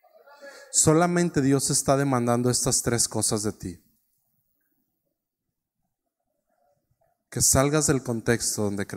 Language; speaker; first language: Spanish; native; Spanish